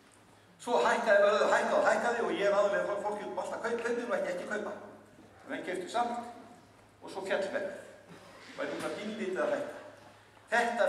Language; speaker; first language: Icelandic; native; Icelandic